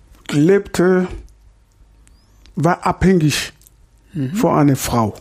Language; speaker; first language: German; non-native, learner; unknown